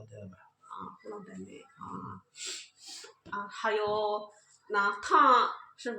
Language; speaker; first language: Chinese; non-native, fluent; Indonesian